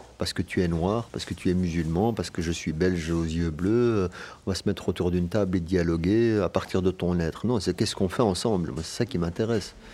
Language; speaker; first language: French; early bilingual, other home language; Arabic